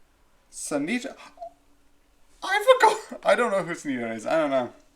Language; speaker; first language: English; native; English